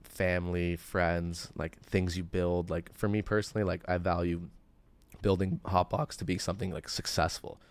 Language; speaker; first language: English; native; English